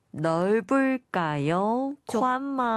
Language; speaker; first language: Korean; non-native, learner; Chinese